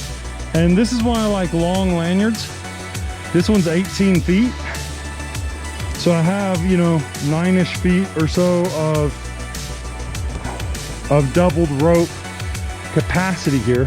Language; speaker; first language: English; native; English